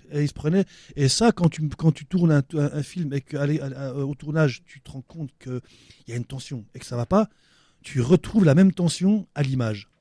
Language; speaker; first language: French; native; French